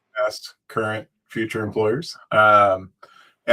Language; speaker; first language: English; native; English